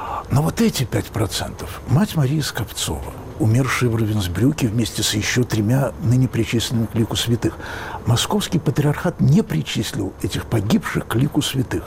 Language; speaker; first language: Russian; native; Russian